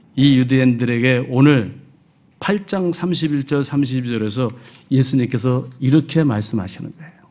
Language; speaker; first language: Korean; early bilingual, heritage; Korean